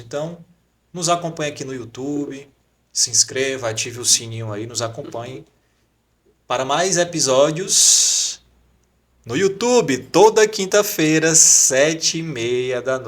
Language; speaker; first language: Portuguese; native; Portuguese